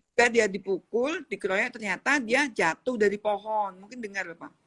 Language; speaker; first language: Indonesian; native; Indonesian